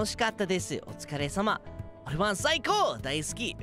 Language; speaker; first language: Japanese; non-native, learner; English